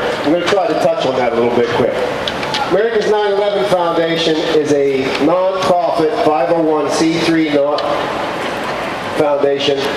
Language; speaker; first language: English; native; English